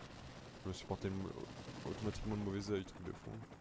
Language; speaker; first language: French; native; French